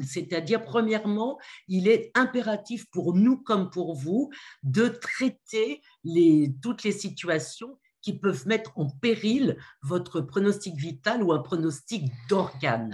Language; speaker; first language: French; native; French